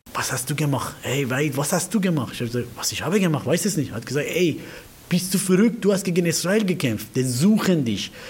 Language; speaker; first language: German; non-native, learner; Persian